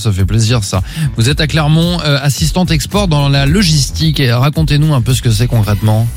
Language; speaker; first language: French; native; French